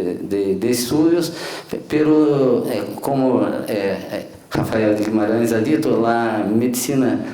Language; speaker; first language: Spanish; non-native, fluent; Portuguese